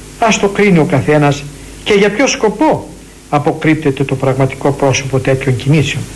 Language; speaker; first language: Greek; native; Greek